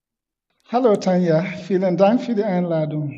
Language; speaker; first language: German; non-native, fluent; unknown